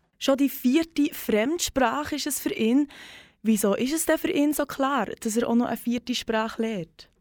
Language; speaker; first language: German; native; German